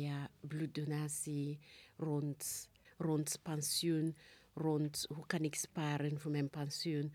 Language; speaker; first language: Dutch; non-native, fluent; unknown